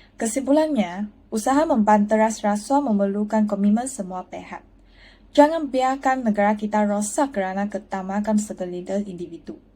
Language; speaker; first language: Malay; non-native, local second language; Chinese